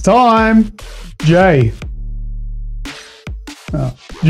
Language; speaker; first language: English; native; English